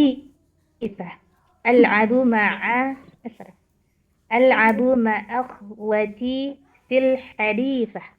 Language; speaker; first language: Arabic; non-native, learner; Indonesian